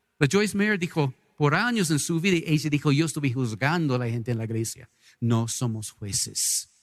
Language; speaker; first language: Spanish; non-native, fluent; English